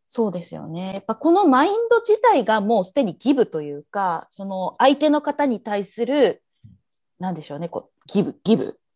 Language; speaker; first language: Japanese; native; Japanese